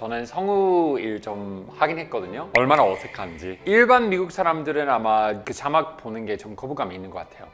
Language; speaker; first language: Korean; non-native, fluent; English